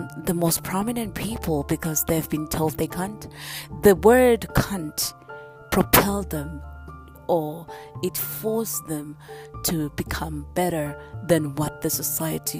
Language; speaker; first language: English; non-native, local second language; Zulu